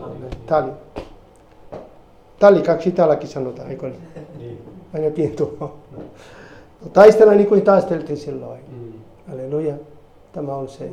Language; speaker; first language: Finnish; non-native, fluent; Spanish